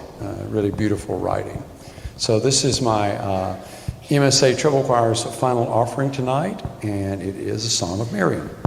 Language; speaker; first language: English; native; English